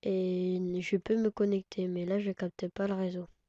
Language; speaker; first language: French; native; French